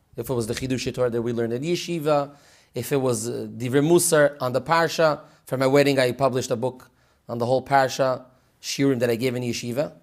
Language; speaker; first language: English; early bilingual, other home language; Hebrew